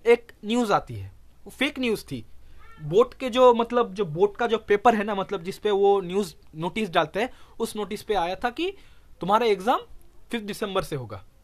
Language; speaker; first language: Hindi; non-native, local second language; Bangla